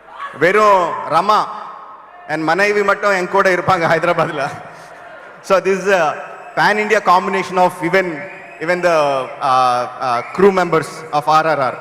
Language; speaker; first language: Tamil; non-native, local second language; Telugu